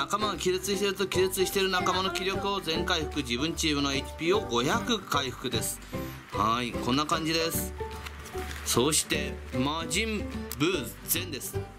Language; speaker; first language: Japanese; native; Japanese